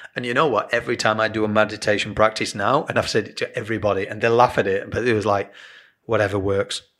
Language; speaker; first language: English; native; English